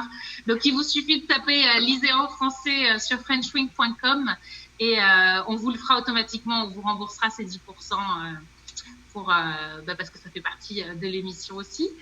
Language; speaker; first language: French; native; French